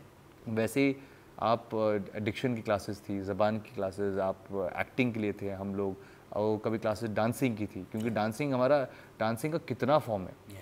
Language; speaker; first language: Hindi; native; Hindi